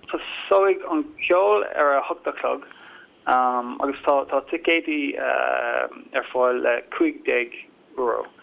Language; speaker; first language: Irish; non-native, local second language; English